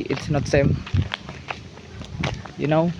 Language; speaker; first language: English; non-native, learner; Indonesian